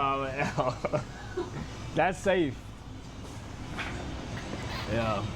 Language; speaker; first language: English; native; English